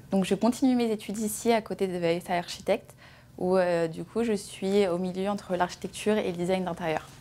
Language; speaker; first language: French; native; French